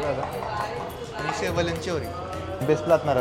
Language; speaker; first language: Russian; non-native, learner; Hindi